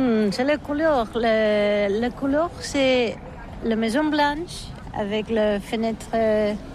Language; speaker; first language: French; non-native, learner; Catalan